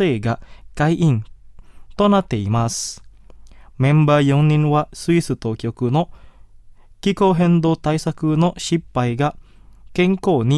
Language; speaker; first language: Japanese; non-native, fluent; Indonesian